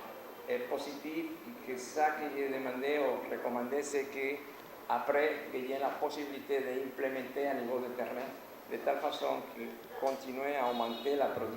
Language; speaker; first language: Haitian Creole; non-native, learner; Spanish